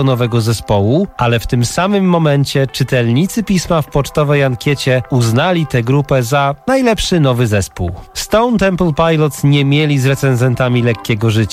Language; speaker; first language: Polish; native; Polish